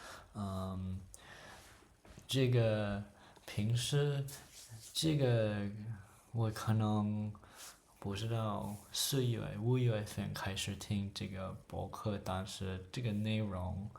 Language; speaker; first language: Chinese; non-native, learner; English